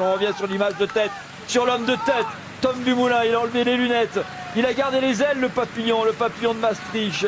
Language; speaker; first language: French; native; French